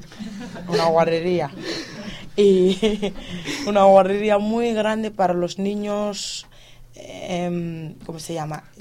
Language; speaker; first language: Spanish; non-native, fluent; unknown